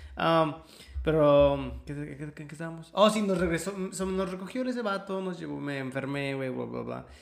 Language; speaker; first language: Spanish; early bilingual, other home language; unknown